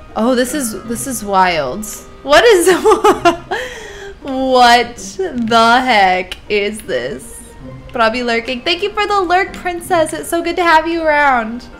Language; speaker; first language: English; native; English